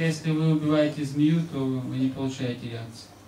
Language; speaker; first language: Russian; native; Russian